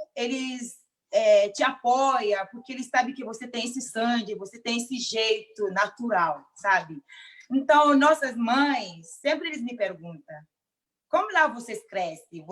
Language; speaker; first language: Portuguese; non-native, local second language; Mandingo